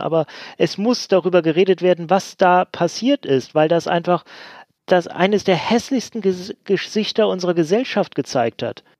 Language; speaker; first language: German; native; German